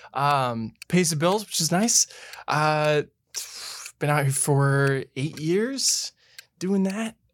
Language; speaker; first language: English; native; English